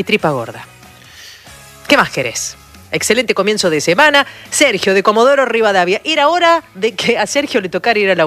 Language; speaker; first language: Spanish; native; Spanish